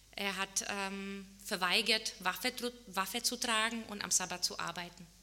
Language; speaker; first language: German; non-native, fluent; Czech